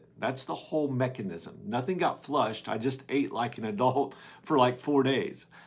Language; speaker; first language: English; native; English